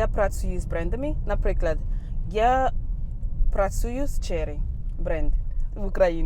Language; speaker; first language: Ukrainian; non-native, learner; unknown